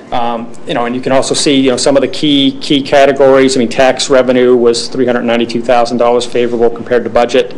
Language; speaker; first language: English; native; English